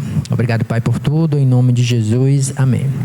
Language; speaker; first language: Portuguese; native; Portuguese